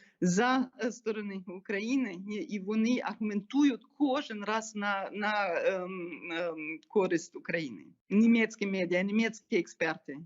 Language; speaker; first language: Ukrainian; non-native, fluent; German